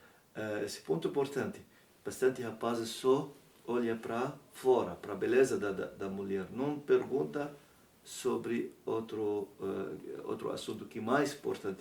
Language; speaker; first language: Portuguese; non-native, learner; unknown